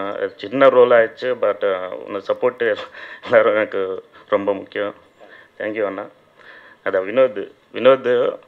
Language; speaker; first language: Tamil; non-native, learner; Telugu